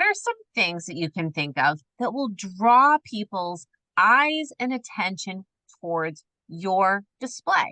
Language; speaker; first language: English; native; English